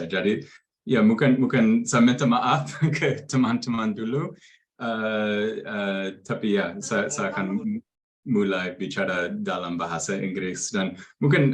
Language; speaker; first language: Indonesian; non-native, fluent; English